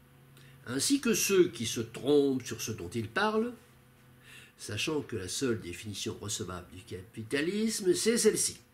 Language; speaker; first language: French; native; French